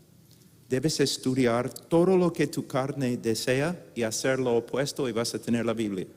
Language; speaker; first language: Spanish; non-native, fluent; English